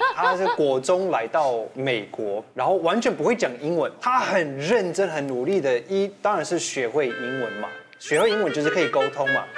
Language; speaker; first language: Chinese; non-native, fluent; English